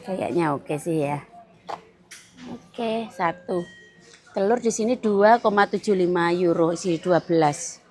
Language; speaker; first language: Indonesian; non-native, local second language; Javanese